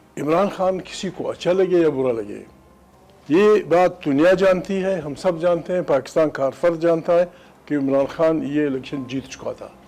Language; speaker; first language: Urdu; non-native, local second language; Pashto